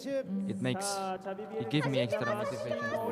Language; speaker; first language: English; non-native, fluent; Japanese